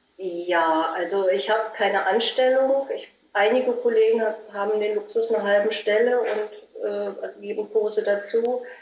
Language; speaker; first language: German; native; German